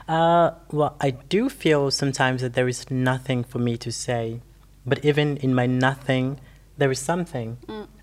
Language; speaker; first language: English; non-native, local second language; Wolof